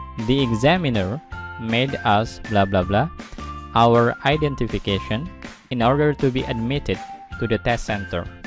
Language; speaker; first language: English; non-native, fluent; Indonesian